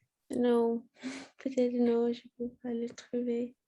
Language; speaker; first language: French; non-native, learner; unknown